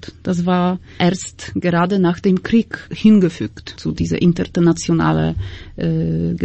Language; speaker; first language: German; non-native, fluent; Polish